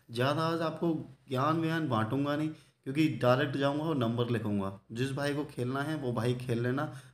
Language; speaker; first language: Hindi; native; Hindi